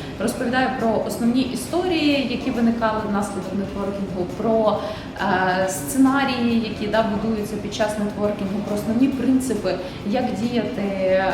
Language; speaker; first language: Ukrainian; native; Ukrainian